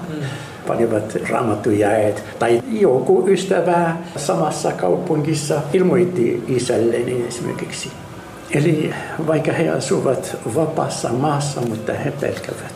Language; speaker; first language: Finnish; non-native, fluent; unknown